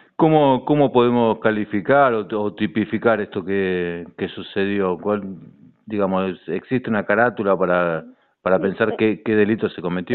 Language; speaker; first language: Spanish; native; Spanish